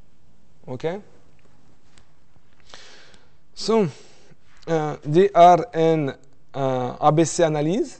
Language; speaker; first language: Norwegian; non-native, fluent; French